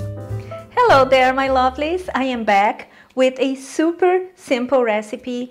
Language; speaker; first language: English; non-native, fluent; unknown